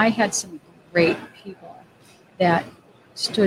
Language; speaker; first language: English; native; English